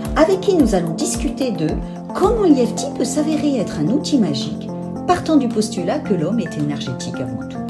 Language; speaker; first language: French; native; French